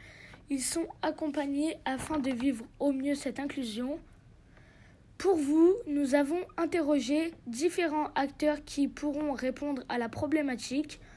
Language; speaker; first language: French; native; French